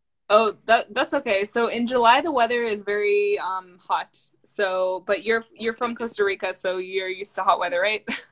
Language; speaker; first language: English; native; English